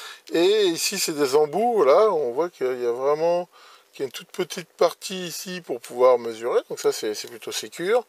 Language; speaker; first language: French; native; French